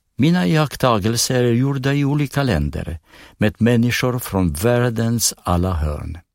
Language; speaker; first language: Swedish; non-native, fluent; Polish